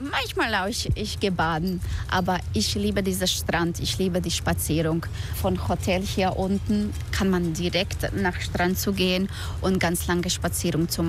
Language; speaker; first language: German; non-native, learner; Croatian